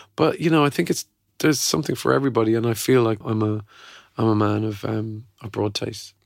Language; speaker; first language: English; native; English